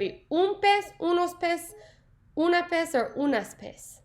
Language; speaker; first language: Spanish; non-native, learner; English